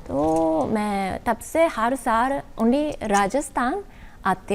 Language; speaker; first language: Hindi; non-native, learner; Japanese